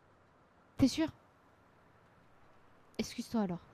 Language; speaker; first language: French; native; French